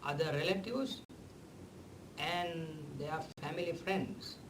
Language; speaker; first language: English; non-native, local second language; Sinhala